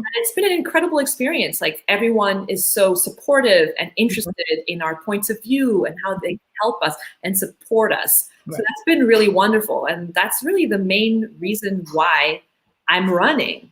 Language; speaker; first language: English; early bilingual, other home language; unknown